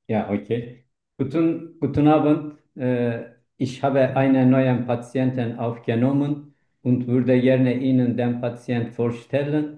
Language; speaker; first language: German; non-native, learner; Turkish